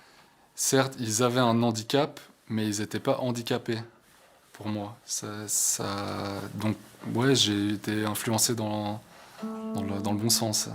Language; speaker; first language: French; non-native, local second language; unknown